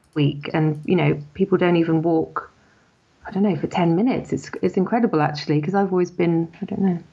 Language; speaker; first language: English; native; English